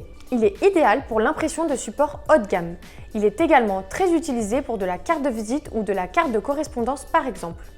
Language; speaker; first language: French; native; French